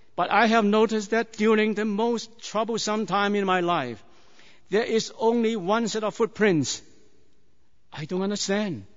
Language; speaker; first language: English; non-native, fluent; Chinese